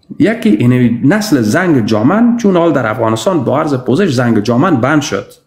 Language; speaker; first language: Persian; native; Persian